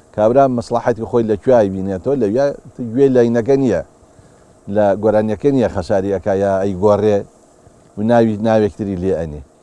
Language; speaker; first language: Central Kurdish; non-native, local second language; Gurani